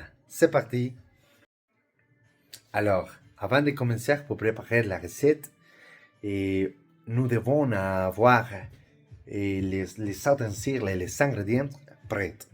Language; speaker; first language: French; non-native, learner; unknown